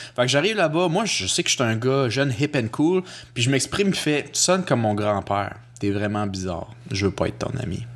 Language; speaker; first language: French; early bilingual, other home language; Spanish